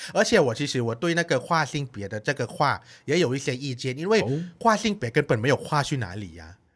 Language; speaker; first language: Chinese; non-native, fluent; Thai